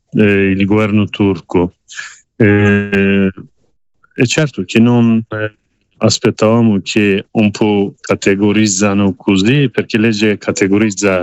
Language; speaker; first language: Italian; non-native, learner; Kurdish